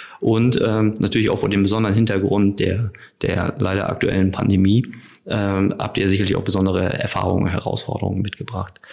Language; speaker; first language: German; native; German